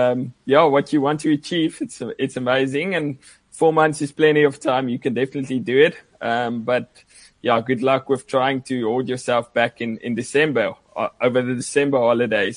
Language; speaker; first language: English; non-native, local second language; Afrikaans